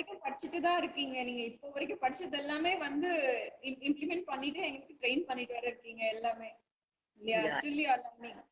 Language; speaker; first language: Tamil; native; Tamil